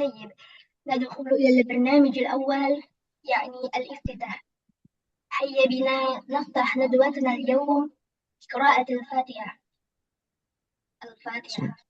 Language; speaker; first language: Arabic; non-native, learner; Indonesian